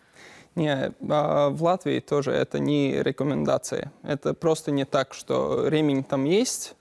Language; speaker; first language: Russian; non-native, learner; Latvian